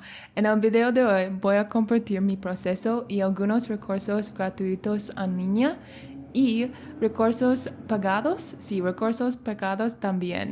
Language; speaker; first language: Spanish; non-native, learner; English